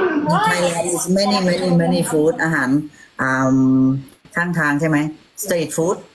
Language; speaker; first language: English; non-native, learner; Thai